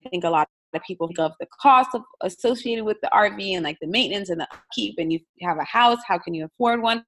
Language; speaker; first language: English; native; English